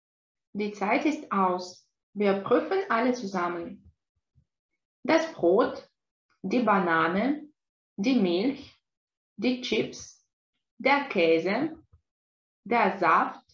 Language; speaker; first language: German; non-native, fluent; Russian